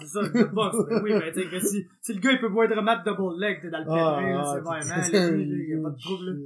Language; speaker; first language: French; native; French